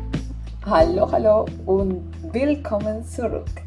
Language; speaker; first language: German; non-native, fluent; Spanish